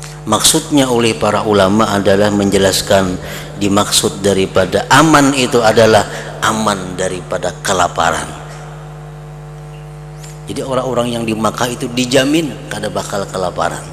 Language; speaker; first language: Indonesian; non-native, local second language; Banjar